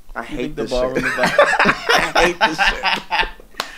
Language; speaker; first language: English; native; English